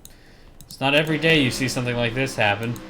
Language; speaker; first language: English; native; English